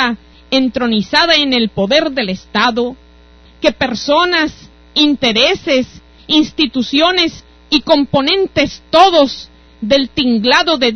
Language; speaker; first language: Spanish; native; Spanish